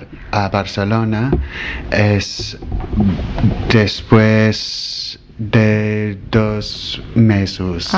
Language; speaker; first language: Catalan; non-native, learner; English